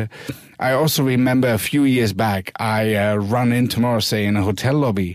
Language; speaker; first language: English; non-native, fluent; German